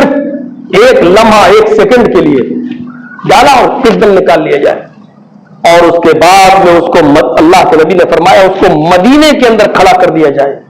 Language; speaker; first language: Urdu; native; Urdu